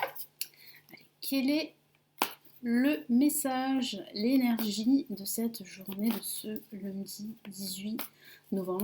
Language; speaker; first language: French; native; French